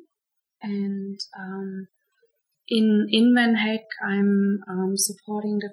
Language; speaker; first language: English; non-native, fluent; German